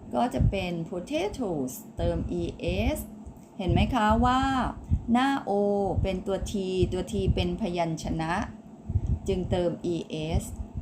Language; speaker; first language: Thai; native; Thai